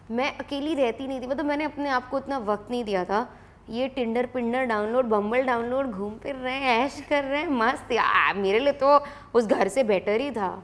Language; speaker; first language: Hindi; native; Hindi